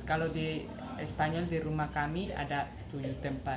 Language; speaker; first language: Indonesian; non-native, fluent; Spanish